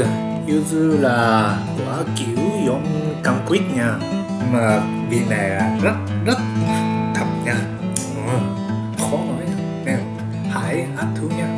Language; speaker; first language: Vietnamese; non-native, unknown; Japanese